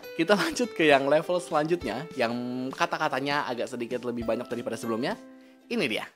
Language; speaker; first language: Indonesian; native; Indonesian